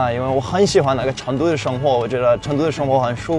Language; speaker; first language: Chinese; non-native, learner; English